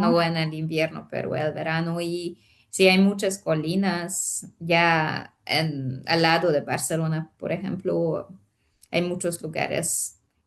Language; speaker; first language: Spanish; non-native, fluent; Hungarian